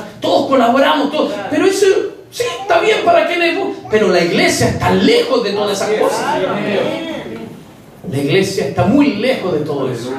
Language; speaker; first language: Spanish; native; Spanish